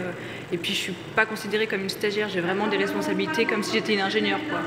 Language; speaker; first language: French; native; French